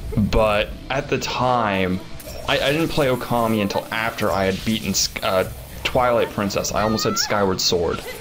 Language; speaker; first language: English; native; English